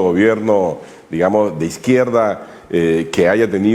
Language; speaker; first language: Spanish; native; Spanish